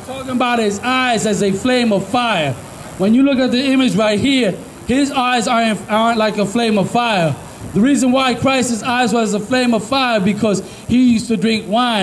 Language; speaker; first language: English; native; English